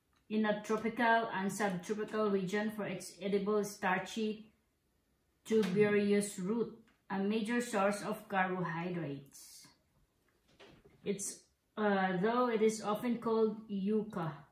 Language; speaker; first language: English; non-native, local second language; Filipino